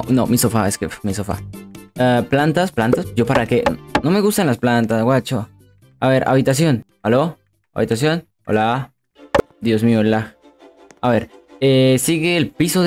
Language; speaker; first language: Spanish; native; Spanish